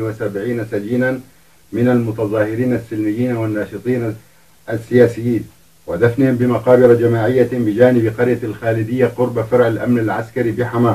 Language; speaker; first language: Arabic; native; Arabic